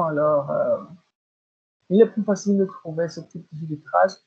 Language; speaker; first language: French; non-native, learner; Spanish